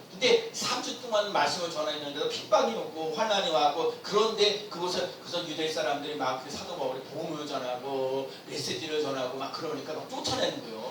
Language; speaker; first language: Korean; native; Korean